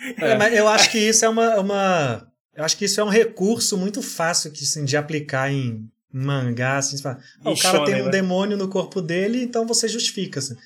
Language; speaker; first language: Portuguese; native; Portuguese